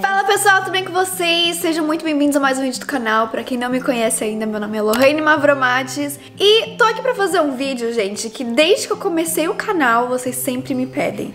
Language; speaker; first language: Portuguese; early bilingual, heritage; Portuguese